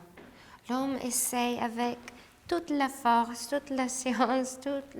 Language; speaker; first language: French; non-native, fluent; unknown